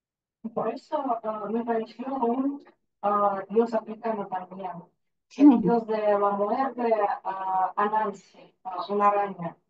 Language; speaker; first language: Spanish; non-native, learner; Russian